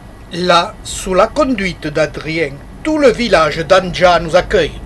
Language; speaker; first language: French; native; French